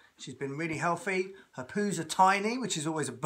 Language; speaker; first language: English; native; English